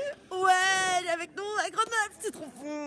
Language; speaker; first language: French; native; French